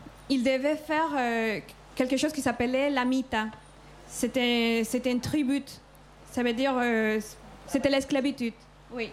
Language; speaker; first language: French; non-native, fluent; Spanish